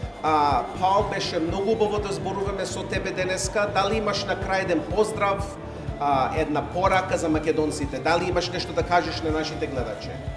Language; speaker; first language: Macedonian; early bilingual, heritage; Macedonian